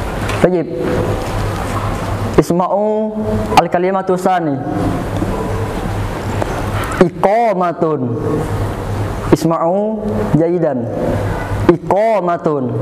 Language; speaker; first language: Arabic; non-native, learner; Indonesian